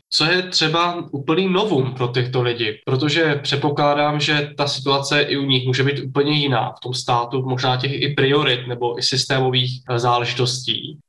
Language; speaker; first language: Czech; native; Czech